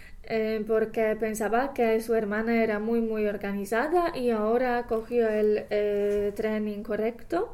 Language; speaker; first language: Spanish; non-native, learner; English